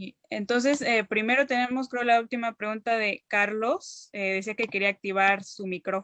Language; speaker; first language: Spanish; native; Spanish